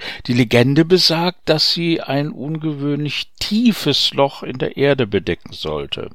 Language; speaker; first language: German; native; German